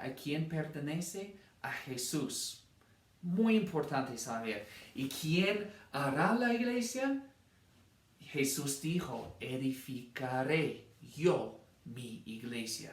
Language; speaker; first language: Spanish; non-native, fluent; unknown